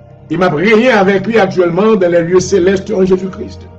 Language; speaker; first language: French; native; French